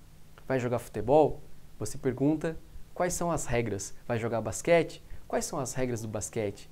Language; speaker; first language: Portuguese; native; Portuguese